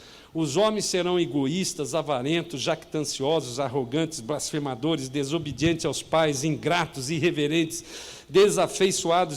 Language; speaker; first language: Portuguese; native; Portuguese